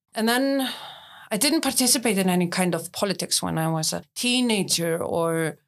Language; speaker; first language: English; non-native, fluent; Icelandic